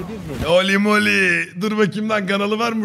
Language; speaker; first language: Turkish; native; Turkish